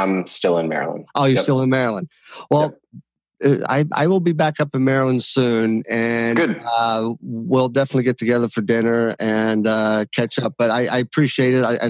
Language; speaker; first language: English; native; English